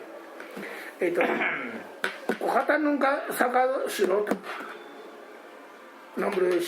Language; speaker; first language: Spanish; non-native, learner; Japanese